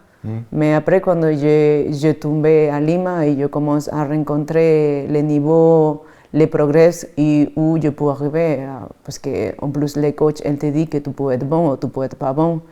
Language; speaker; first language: French; non-native, fluent; Spanish